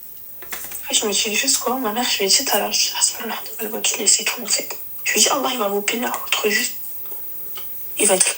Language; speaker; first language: French; native; French